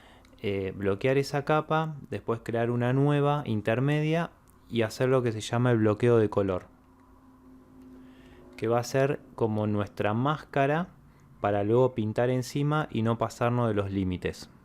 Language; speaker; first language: Spanish; native; Spanish